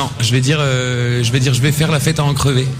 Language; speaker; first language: French; native; French